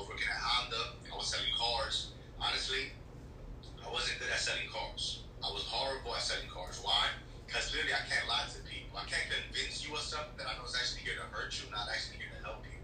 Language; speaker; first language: English; native; English